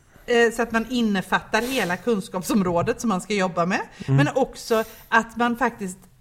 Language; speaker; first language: Swedish; native; Swedish